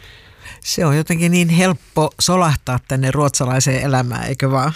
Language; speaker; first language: Finnish; native; Finnish